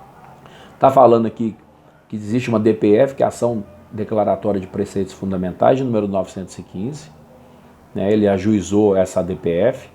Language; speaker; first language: Portuguese; native; Portuguese